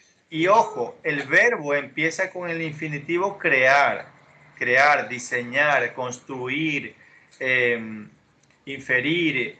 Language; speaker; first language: Spanish; native; Spanish